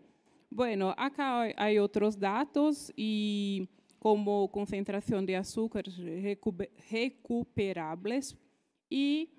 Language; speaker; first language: Spanish; non-native, fluent; Portuguese